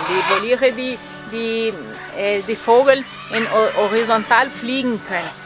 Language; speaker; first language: German; non-native, learner; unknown